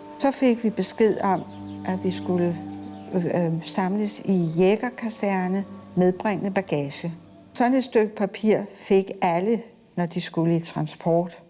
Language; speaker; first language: Danish; native; Danish